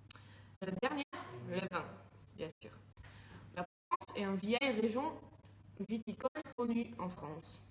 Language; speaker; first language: French; non-native, learner; Dutch